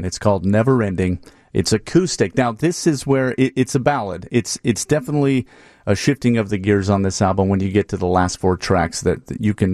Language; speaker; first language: English; native; English